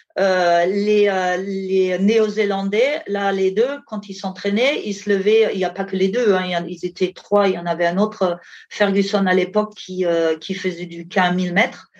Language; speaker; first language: French; non-native, fluent; German